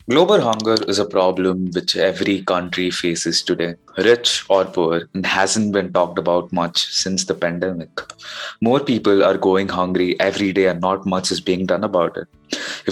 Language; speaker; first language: English; non-native, local second language; Hindi